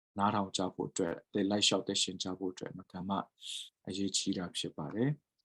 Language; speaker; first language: Burmese; non-native, local second language; Tedim Chin